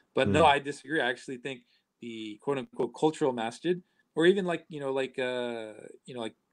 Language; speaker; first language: English; native; English